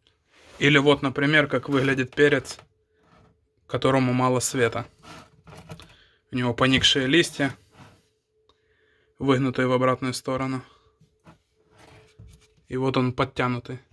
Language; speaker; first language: Russian; native; Russian